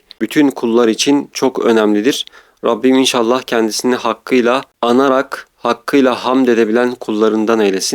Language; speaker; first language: Turkish; native; Turkish